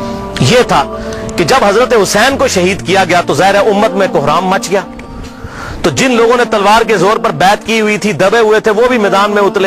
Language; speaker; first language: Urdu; non-native, local second language; Punjabi